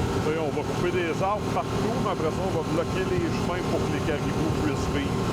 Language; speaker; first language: French; native; French